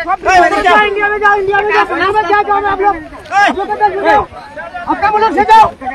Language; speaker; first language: Hindi; non-native, learner; Bangla